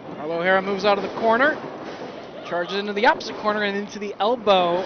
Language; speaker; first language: English; native; English